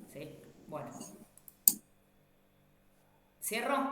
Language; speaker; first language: Spanish; native; Spanish